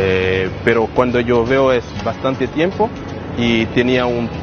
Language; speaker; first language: Spanish; non-native, fluent; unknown